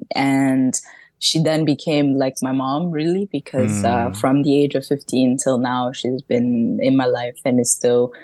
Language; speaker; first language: English; early bilingual, other home language; French